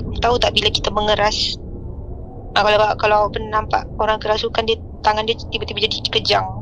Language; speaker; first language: Malay; native; Malay